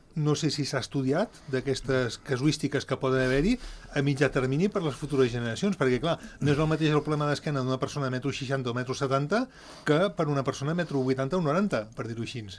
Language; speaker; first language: Catalan; native; Catalan